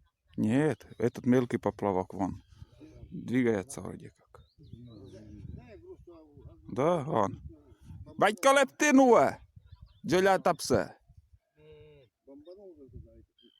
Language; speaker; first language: Russian; native; Russian